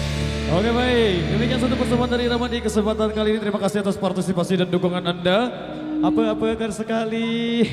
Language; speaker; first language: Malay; non-native, local second language; Sasak